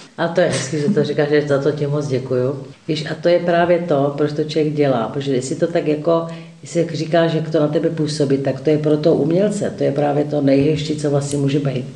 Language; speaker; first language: Czech; native; Czech